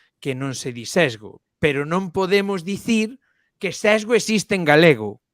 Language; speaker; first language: Galician; non-native, local second language; Spanish